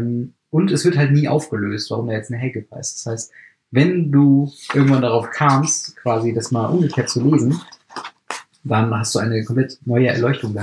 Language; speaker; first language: German; native; German